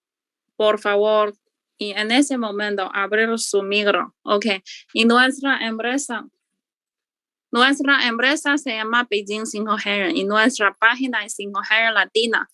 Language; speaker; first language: Spanish; non-native, learner; Chinese